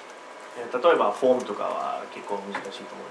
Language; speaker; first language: Japanese; non-native, learner; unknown